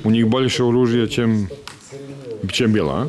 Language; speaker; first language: Russian; non-native, learner; Serbian